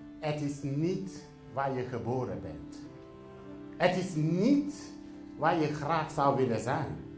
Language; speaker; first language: Dutch; non-native, fluent; English